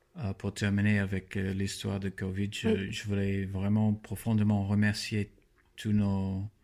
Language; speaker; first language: French; non-native, fluent; English